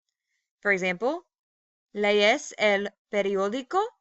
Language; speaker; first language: Spanish; non-native, fluent; English